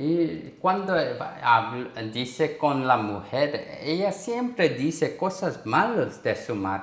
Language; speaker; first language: Spanish; non-native, learner; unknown